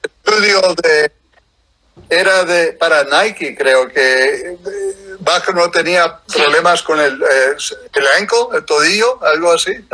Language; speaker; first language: Spanish; non-native, fluent; English